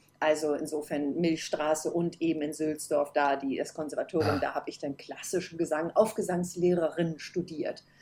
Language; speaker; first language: German; native; German